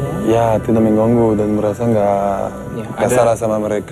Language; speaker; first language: Indonesian; non-native, fluent; English